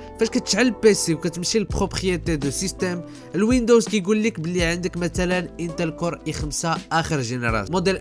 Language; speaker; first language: Arabic; native; Arabic